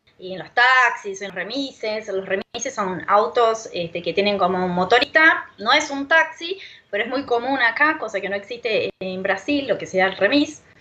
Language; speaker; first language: Spanish; non-native, fluent; Portuguese